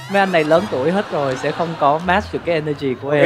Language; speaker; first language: Vietnamese; early bilingual, other home language; English